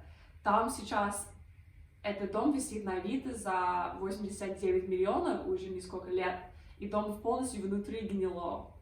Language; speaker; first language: Russian; non-native, fluent; English